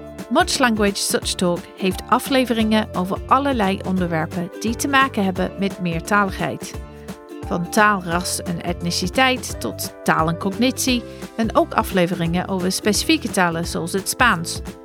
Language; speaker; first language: Dutch; non-native, fluent; English